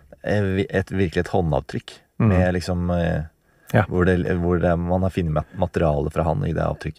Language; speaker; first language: Norwegian; native; Norwegian